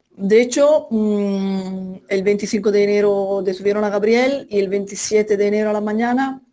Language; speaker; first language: Spanish; non-native, fluent; Italian